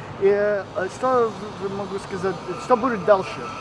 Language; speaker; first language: Russian; non-native, learner; English